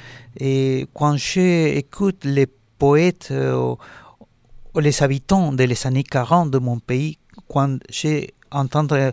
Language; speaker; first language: French; non-native, learner; Spanish